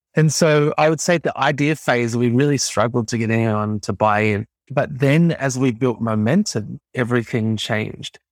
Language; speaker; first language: English; native; English